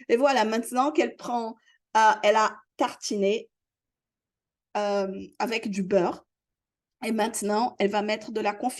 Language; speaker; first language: French; non-native, fluent; Portuguese